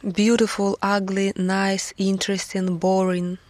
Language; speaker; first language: English; non-native, fluent; Russian